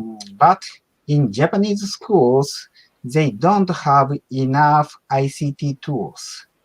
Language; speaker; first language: English; non-native, learner; Japanese